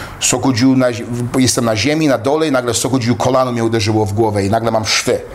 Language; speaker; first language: Polish; early bilingual, heritage; Polish